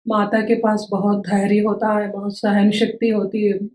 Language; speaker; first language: Hindi; non-native, local second language; Telugu